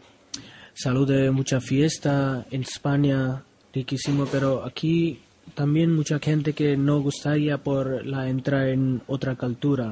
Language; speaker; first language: Spanish; non-native, learner; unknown